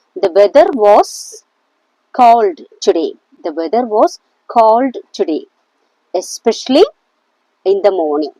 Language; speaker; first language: English; non-native, local second language; Malayalam